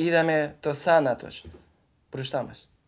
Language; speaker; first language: Greek; non-native, learner; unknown